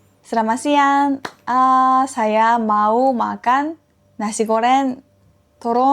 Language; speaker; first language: Indonesian; non-native, fluent; Japanese